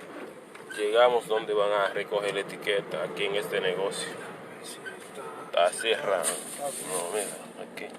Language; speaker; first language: Spanish; non-native, learner; Haitian Creole